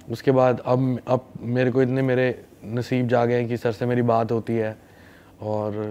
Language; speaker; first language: Hindi; native; Hindi